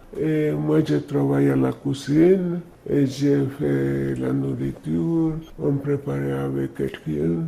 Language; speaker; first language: French; non-native, learner; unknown